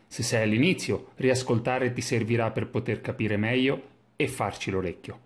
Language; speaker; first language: English; non-native, fluent; Italian